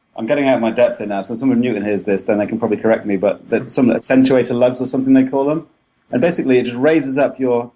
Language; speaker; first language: English; native; English